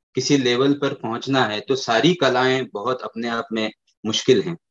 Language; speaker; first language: Hindi; native; Hindi